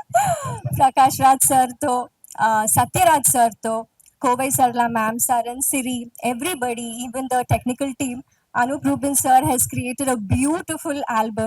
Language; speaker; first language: Telugu; non-native, local second language; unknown